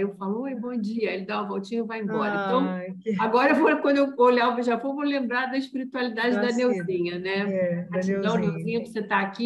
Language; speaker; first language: Portuguese; native; Portuguese